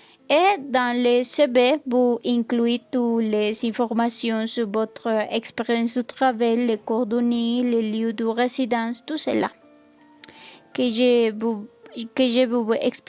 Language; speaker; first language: French; non-native, learner; Spanish